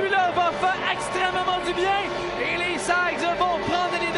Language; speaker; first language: French; native; French